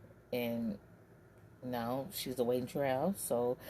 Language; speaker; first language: English; native; English